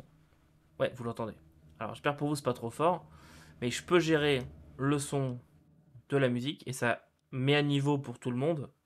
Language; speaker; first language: French; native; French